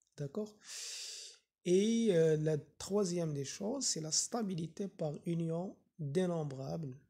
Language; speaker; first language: French; non-native, local second language; Arabic